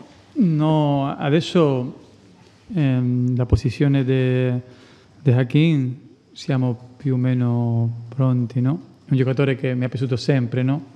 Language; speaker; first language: Italian; non-native, fluent; Spanish